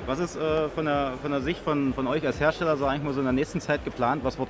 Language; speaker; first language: German; native; German